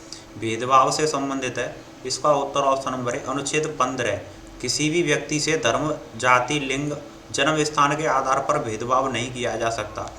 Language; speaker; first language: Hindi; native; Hindi